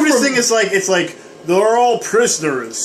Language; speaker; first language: English; native; English